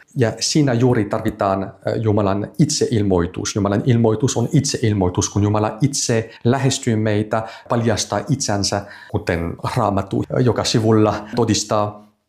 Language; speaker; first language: Finnish; non-native, fluent; French